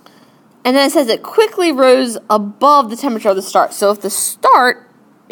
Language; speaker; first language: English; native; English